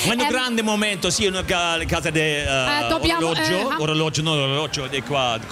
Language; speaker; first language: Italian; non-native, learner; German